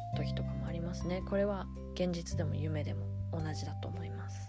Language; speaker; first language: Japanese; early bilingual, other home language; English